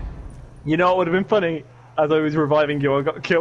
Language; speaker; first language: English; native; English